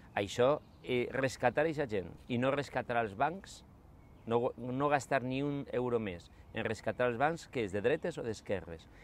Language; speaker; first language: Catalan; non-native, local second language; Spanish